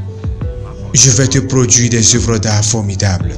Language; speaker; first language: French; non-native, local second language; Ewe